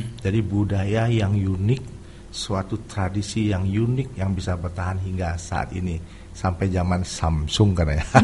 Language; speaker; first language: Indonesian; non-native, local second language; Balinese